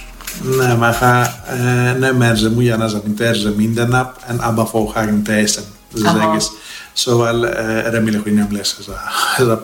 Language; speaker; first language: Hungarian; non-native, fluent; Greek